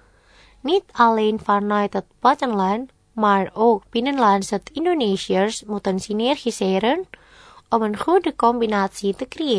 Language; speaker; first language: Dutch; non-native, fluent; Indonesian